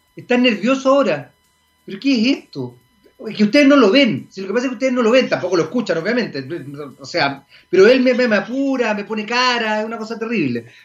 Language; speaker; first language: Spanish; native; Spanish